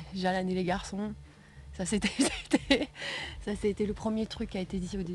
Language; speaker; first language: French; native; French